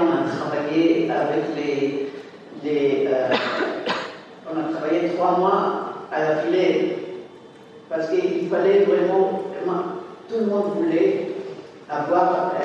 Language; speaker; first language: French; non-native, fluent; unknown